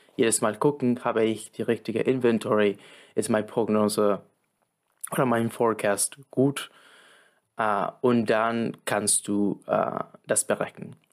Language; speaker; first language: German; non-native, fluent; Spanish